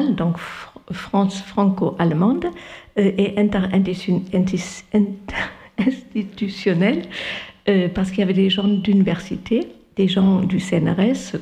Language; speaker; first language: French; non-native, fluent; German